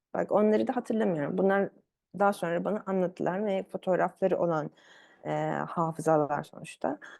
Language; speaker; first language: Turkish; early bilingual, other home language; Arabic